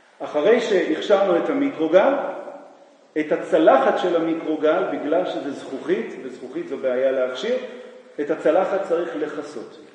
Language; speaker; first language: Hebrew; native; Hebrew